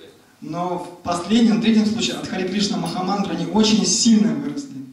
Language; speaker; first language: Russian; native; Russian